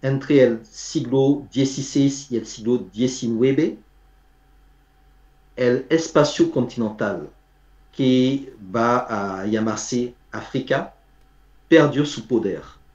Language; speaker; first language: Spanish; non-native, fluent; French